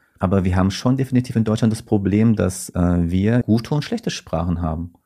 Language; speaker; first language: German; early bilingual, other home language; Turkish